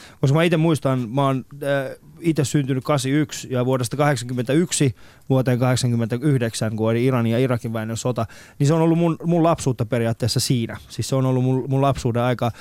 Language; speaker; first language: Finnish; early bilingual, other home language; Persian